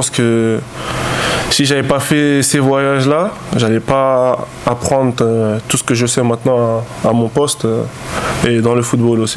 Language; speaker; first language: French; native; French